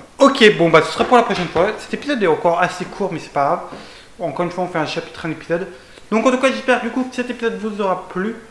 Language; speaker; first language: French; native; French